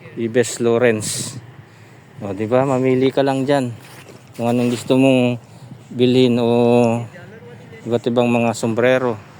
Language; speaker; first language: Filipino; non-native, local second language; Pampanga